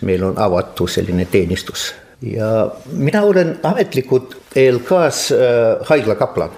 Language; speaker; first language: Estonian; non-native, local second language; Russian